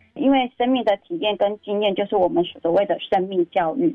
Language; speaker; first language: Chinese; native; Chinese